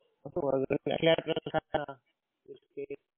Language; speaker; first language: German; native; German